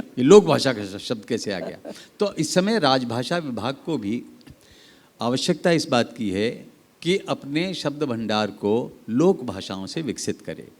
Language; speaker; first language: Hindi; native; Hindi